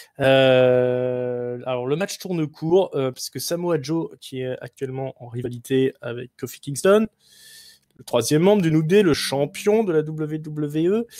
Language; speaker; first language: French; native; French